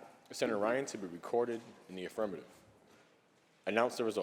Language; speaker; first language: English; native; English